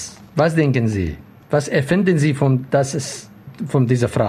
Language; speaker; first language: German; non-native, learner; Arabic